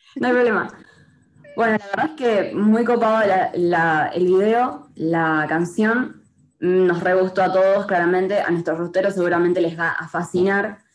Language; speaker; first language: Spanish; native; Spanish